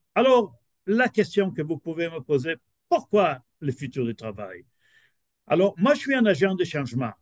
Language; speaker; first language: French; non-native, fluent; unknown